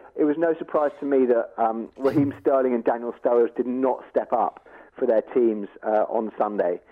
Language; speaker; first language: English; native; English